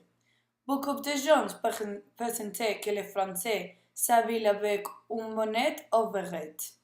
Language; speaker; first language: French; non-native, learner; Spanish